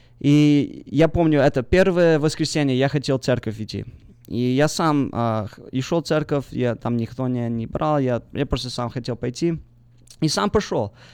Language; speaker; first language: Russian; early bilingual, heritage; Russian